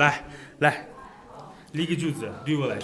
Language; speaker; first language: Chinese; non-native, fluent; Uzbek